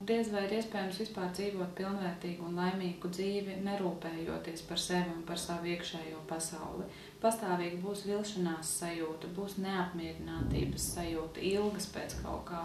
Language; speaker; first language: Latvian; native; Latvian